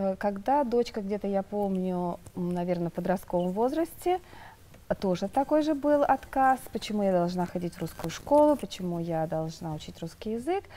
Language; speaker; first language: Russian; native; Russian